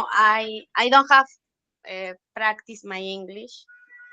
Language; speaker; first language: English; non-native, learner; Spanish